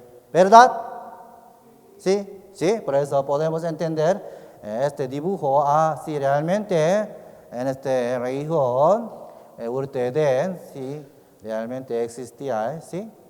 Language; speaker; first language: Spanish; non-native, learner; Korean